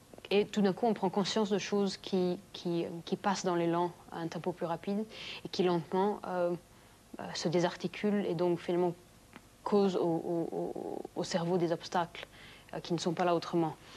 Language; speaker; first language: French; native; French